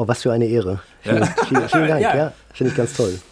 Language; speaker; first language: German; native; German